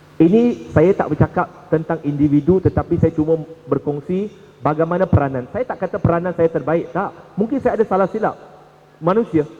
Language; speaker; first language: Malay; non-native, local second language; Chinese